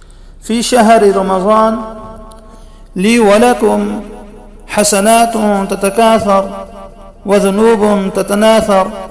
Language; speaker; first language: Arabic; non-native, fluent; Urdu